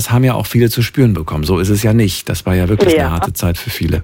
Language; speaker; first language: German; native; German